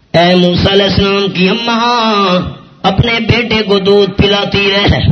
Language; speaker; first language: Urdu; non-native, local second language; Pashto